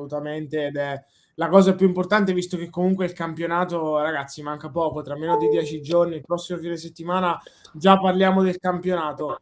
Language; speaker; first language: Italian; native; Italian